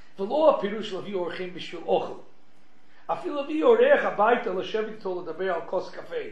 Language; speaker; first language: Hebrew; non-native, fluent; English